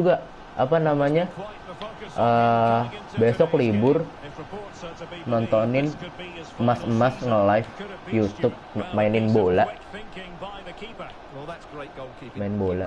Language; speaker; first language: Indonesian; native; Indonesian